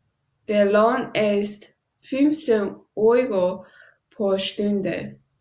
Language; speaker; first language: German; non-native, learner; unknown